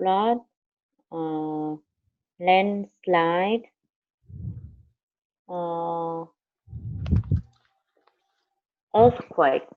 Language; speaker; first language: English; non-native, learner; Vietnamese